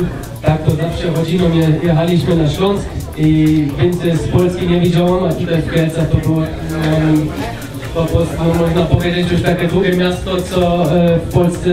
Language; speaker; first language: Polish; early bilingual, heritage; Polish